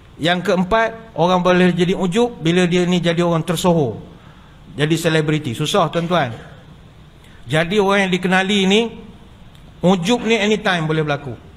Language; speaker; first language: Malay; native; Malay